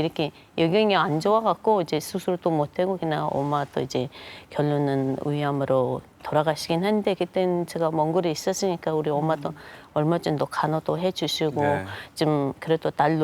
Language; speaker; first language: Korean; non-native, fluent; Mongolian